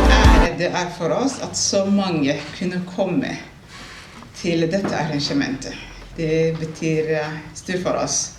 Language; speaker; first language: Norwegian; non-native, fluent; Somali